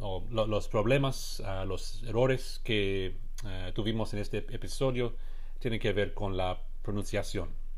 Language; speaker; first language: Spanish; non-native, fluent; English